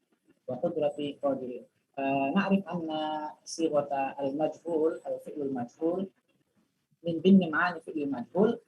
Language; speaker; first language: Arabic; non-native, learner; Indonesian